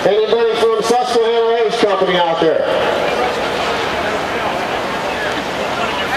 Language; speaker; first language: English; native; English